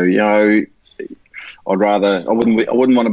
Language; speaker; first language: English; native; English